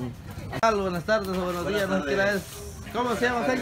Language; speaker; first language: Spanish; native; Spanish